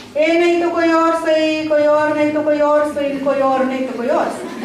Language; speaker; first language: Hindi; non-native, local second language; Marathi